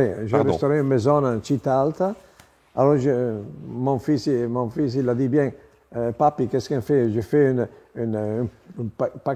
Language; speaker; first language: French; non-native, learner; Italian